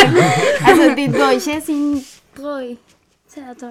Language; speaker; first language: German; non-native, fluent; Spanish